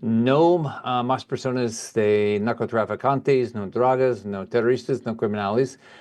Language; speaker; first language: Spanish; non-native, learner; English